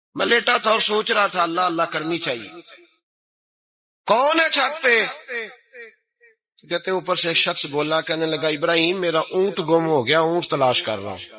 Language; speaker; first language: Urdu; non-native, local second language; Punjabi